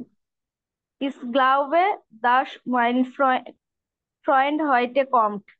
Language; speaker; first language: German; non-native, learner; Bangla